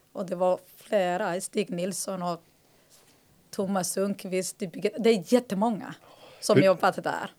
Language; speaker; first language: Swedish; non-native, fluent; Somali